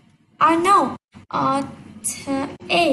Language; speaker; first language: English; non-native, learner; Vietnamese